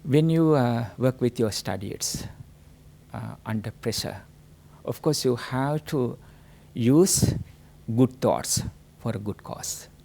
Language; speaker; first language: English; non-native, local second language; Sinhala